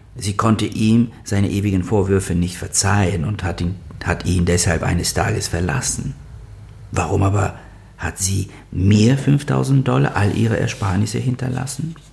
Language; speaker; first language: German; non-native, fluent; Bulgarian